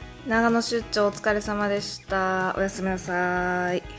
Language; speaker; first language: Japanese; native; Japanese